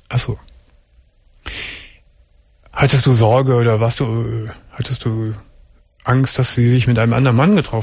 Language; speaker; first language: German; native; German